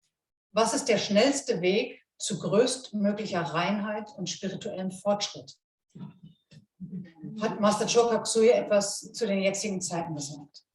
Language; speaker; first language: German; native; German